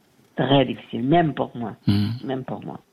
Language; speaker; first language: French; non-native, learner; Portuguese